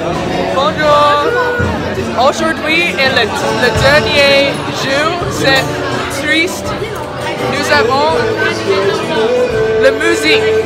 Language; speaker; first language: French; non-native, learner; English